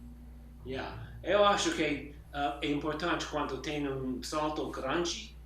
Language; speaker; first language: Portuguese; non-native, learner; English